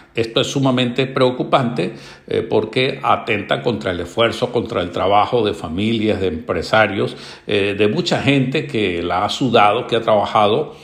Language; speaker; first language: Spanish; native; Spanish